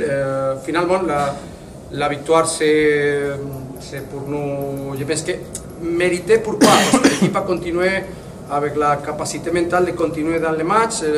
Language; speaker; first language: French; non-native, fluent; Spanish